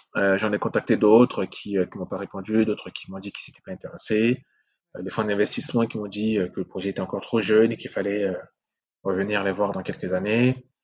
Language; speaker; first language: French; non-native, local second language; Sango